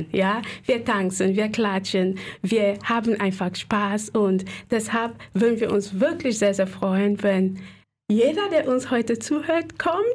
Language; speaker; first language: German; non-native, fluent; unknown